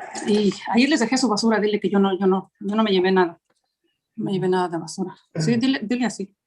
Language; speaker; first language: Spanish; native; Spanish